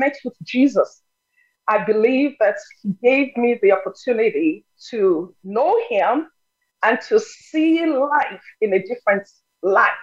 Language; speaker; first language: English; non-native, local second language; Yoruba